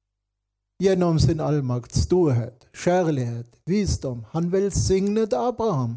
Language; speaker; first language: Norwegian; non-native, fluent; German